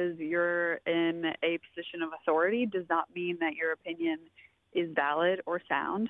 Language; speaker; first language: English; native; English